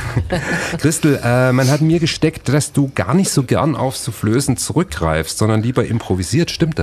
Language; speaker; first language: German; native; German